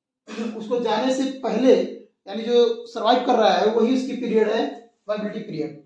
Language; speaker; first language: Hindi; native; Hindi